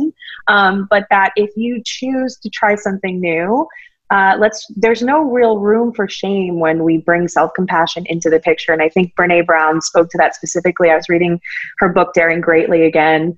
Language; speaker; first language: English; native; English